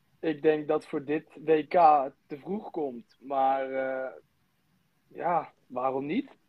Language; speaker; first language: Dutch; native; Dutch